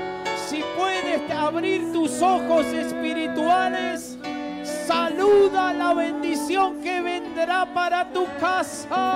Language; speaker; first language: Spanish; native; Spanish